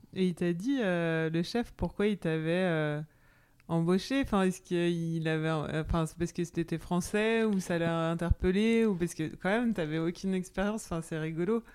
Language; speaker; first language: French; native; French